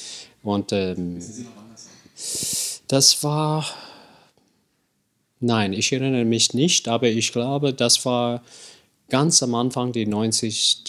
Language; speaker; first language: German; non-native, fluent; English